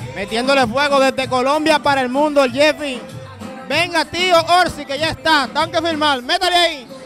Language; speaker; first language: Spanish; native; Spanish